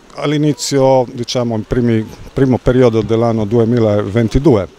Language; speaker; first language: Italian; non-native, fluent; Croatian